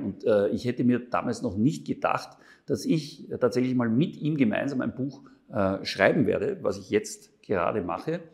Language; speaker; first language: German; native; German